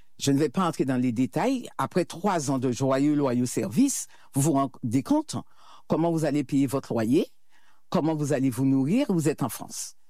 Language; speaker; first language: French; native; French